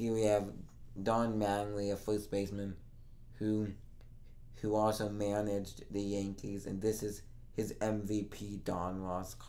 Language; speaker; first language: English; native; English